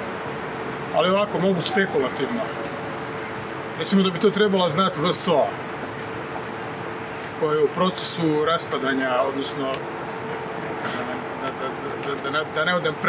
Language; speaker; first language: Croatian; native; Croatian